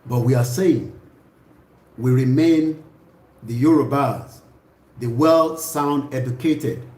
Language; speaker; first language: English; non-native, local second language; Yoruba